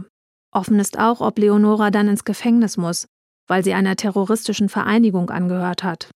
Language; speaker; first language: German; native; German